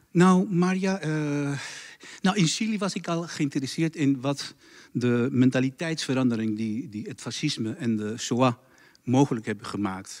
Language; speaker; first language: Dutch; non-native, fluent; Spanish